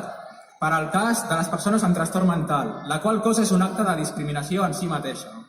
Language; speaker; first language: Catalan; native; Catalan